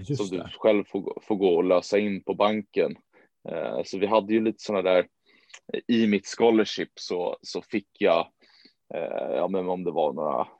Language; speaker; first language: Swedish; native; Swedish